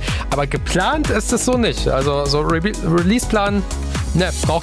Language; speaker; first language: German; native; German